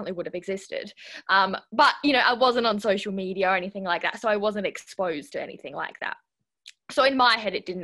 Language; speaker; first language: English; native; English